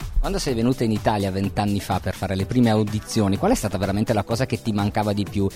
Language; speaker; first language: Italian; native; Italian